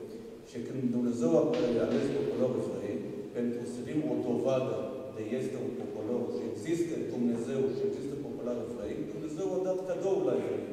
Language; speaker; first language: Romanian; non-native, learner; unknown